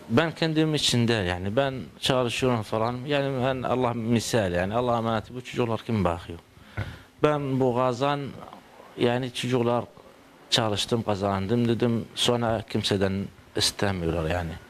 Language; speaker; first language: Turkish; non-native, learner; Arabic